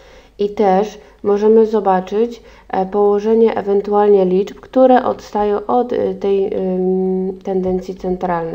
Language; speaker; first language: Polish; native; Polish